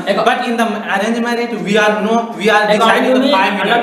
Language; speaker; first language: English; non-native, learner; Hindi